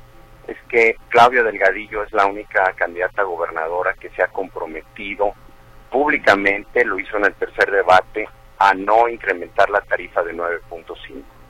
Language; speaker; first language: Spanish; native; Spanish